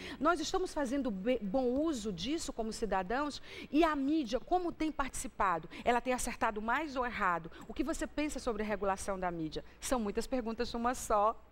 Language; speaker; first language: Portuguese; native; Portuguese